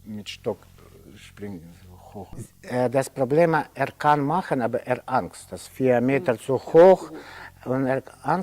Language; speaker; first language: German; non-native, learner; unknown